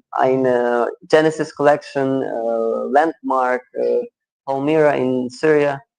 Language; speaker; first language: German; non-native, local second language; Ukrainian